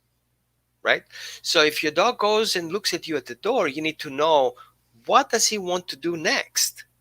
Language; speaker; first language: English; non-native, fluent; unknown